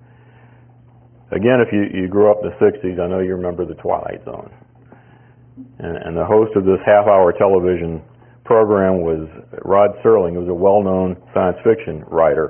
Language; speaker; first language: English; native; English